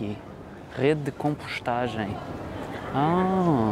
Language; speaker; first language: Portuguese; native; Portuguese